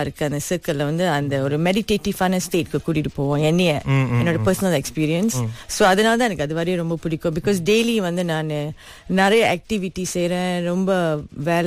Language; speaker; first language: Tamil; early bilingual, heritage; Tamil